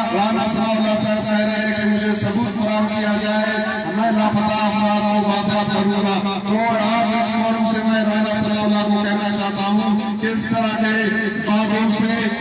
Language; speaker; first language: Urdu; non-native, local second language; Baluchi